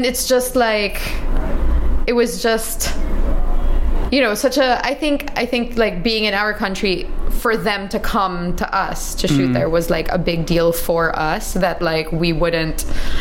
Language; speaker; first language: English; native; English